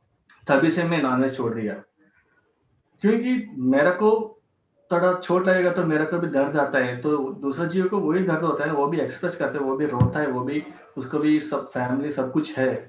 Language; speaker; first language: Hindi; non-native, local second language; Telugu